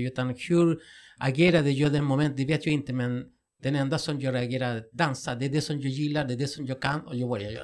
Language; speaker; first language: Swedish; non-native, fluent; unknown